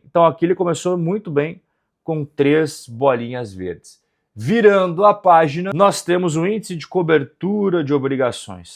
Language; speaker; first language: Portuguese; native; Portuguese